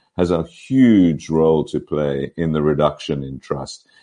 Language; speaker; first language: English; native; English